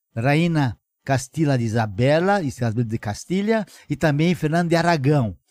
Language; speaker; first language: Portuguese; non-native, fluent; Romanian